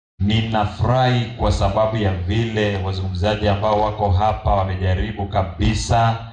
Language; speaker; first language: Swahili; non-native, local second language; Kamba